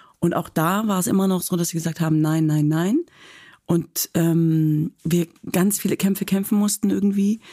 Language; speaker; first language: German; native; German